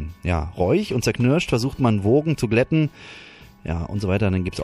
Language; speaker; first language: German; native; German